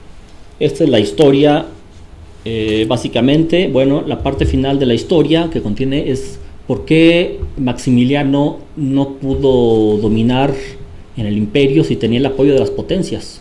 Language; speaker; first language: Spanish; native; Spanish